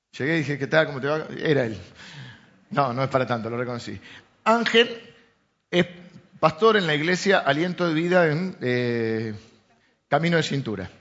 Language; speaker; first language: Spanish; native; Spanish